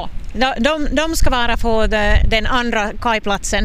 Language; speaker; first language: Swedish; non-native, local second language; Finnish